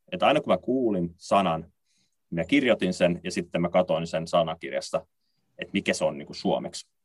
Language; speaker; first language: Finnish; native; Finnish